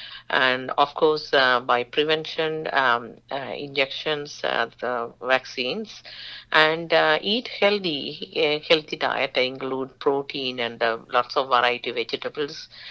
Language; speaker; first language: English; non-native, local second language; Tamil